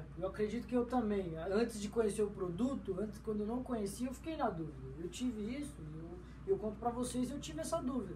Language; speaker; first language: Portuguese; native; Portuguese